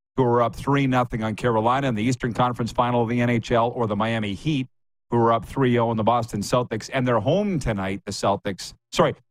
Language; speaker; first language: English; native; English